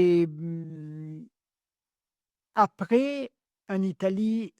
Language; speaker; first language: French; non-native, learner; Italian